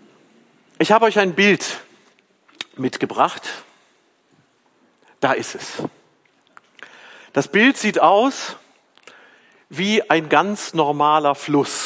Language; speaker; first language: German; native; German